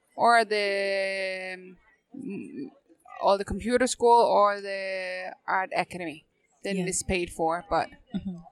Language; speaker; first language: English; non-native, fluent; Danish